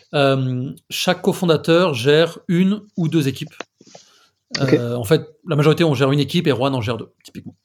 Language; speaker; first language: French; native; French